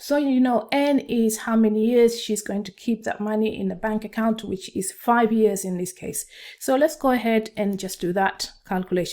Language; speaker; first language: English; non-native, local second language; Swahili